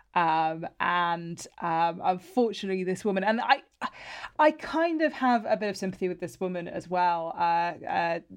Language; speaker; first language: English; native; English